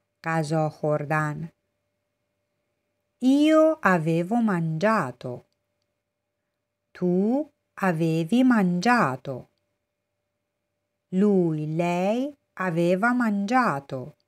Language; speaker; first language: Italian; non-native, fluent; Persian